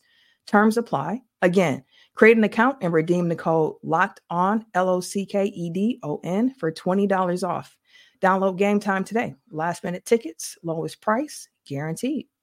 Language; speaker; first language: English; native; English